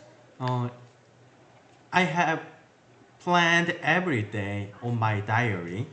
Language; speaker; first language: English; non-native, learner; Korean